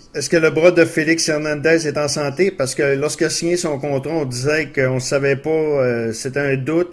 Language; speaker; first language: French; native; French